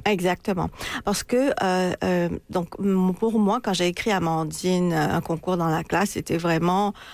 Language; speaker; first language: French; non-native, local second language; Morisyen